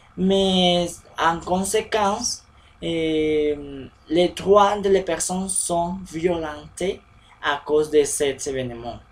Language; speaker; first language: French; non-native, learner; Spanish